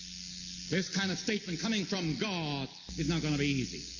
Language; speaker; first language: English; non-native, fluent; Korean